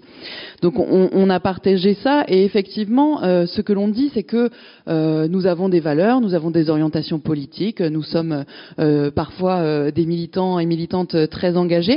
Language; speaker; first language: French; native; French